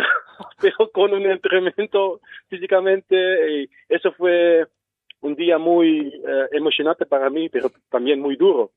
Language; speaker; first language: Spanish; non-native, fluent; Dutch